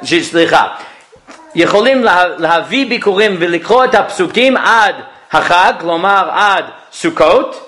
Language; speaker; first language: Hebrew; non-native, fluent; English